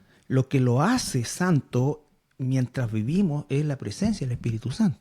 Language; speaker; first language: Spanish; native; Spanish